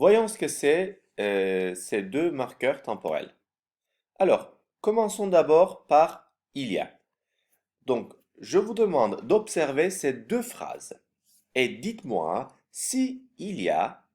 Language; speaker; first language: French; non-native, fluent; Turkish